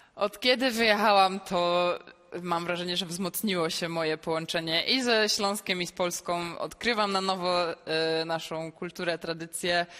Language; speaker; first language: Polish; native; Polish